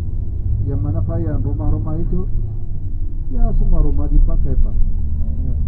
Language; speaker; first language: Indonesian; non-native, fluent; Arabic